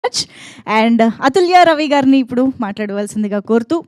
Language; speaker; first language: Telugu; native; Telugu